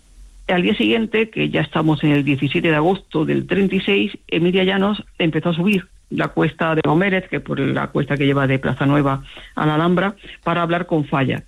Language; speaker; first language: Spanish; native; Spanish